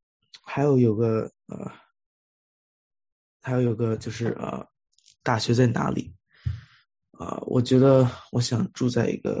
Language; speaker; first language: Chinese; early bilingual, heritage; Chinese